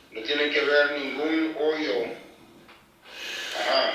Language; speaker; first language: Spanish; early bilingual, heritage; Spanish